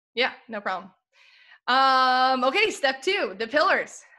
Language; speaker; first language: English; native; English